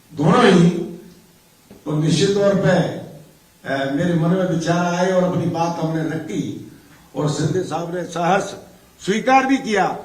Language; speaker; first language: Hindi; native; Hindi